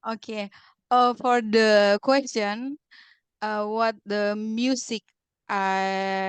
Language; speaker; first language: English; non-native, learner; Indonesian